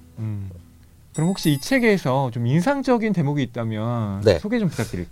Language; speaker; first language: Korean; native; Korean